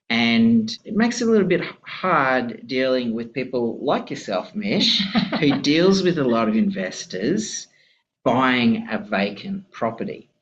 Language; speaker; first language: English; native; English